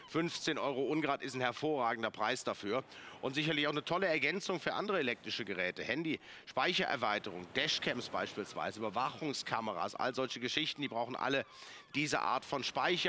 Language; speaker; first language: German; native; German